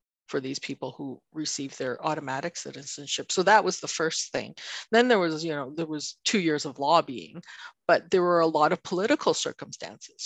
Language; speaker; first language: English; non-native, fluent; Chinese